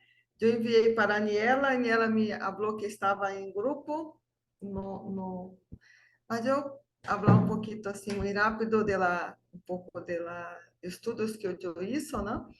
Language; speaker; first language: Portuguese; non-native, fluent; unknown